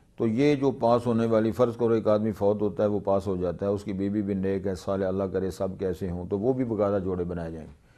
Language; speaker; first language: Urdu; non-native, local second language; Punjabi